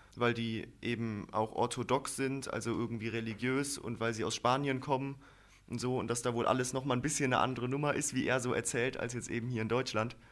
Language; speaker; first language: German; native; German